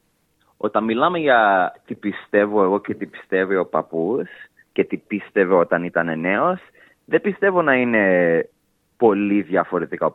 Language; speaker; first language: Greek; early bilingual, heritage; English